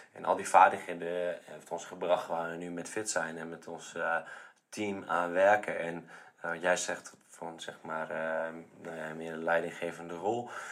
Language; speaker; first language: Dutch; native; Dutch